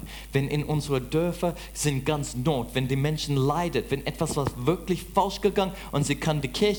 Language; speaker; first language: German; non-native, fluent; English